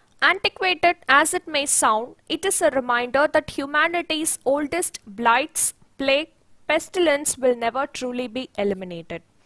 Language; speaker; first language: English; non-native, local second language; Tamil